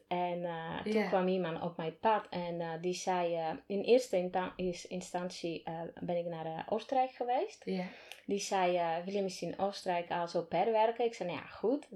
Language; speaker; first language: Dutch; non-native, fluent; Slovak